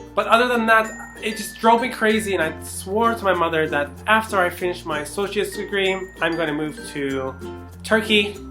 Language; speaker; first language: English; native; English